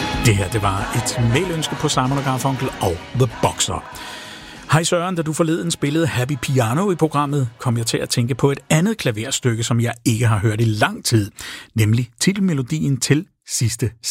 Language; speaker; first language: Danish; native; Danish